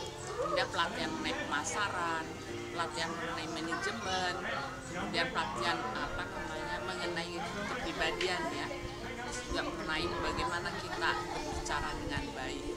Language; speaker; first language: Indonesian; native; Indonesian